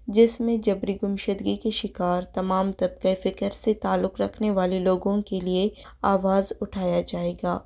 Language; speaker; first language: Urdu; non-native, local second language; Baluchi